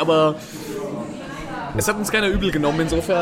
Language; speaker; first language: German; native; German